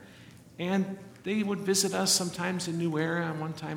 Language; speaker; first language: English; native; English